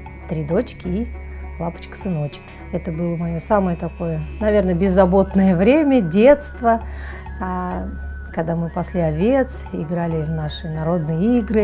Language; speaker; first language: Russian; native; Russian